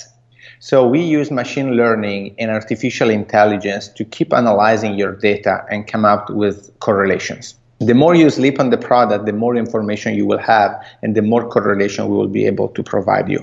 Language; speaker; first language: English; non-native, fluent; Italian